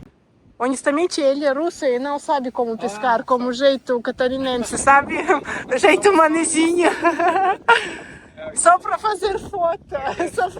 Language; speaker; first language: Portuguese; non-native, learner; Russian